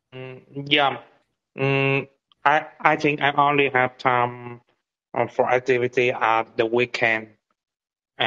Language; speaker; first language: English; non-native, learner; Vietnamese